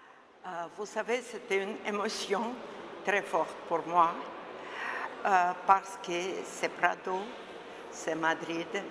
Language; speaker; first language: French; non-native, fluent; Russian